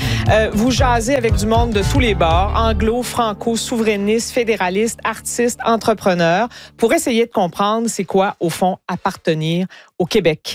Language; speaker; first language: French; native; French